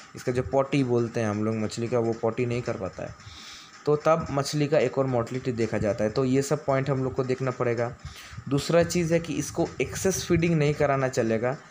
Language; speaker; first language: Hindi; non-native, local second language; Bangla